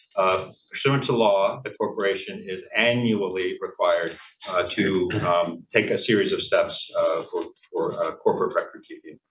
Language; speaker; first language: English; native; English